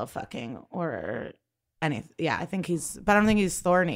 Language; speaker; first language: English; early bilingual, other home language; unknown